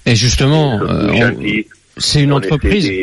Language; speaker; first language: French; native; French